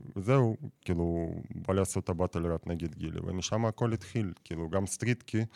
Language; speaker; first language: Hebrew; non-native, fluent; Russian